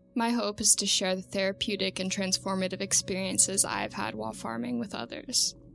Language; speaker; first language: English; native; English